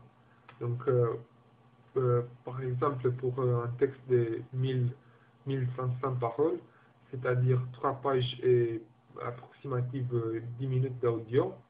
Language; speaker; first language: French; non-native, learner; Romanian